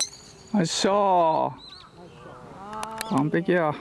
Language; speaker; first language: Japanese; native; Japanese